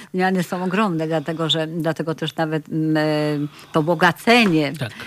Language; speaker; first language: Polish; native; Polish